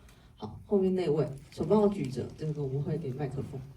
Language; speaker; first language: Chinese; native; Chinese